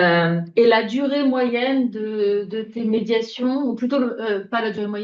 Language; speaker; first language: French; native; French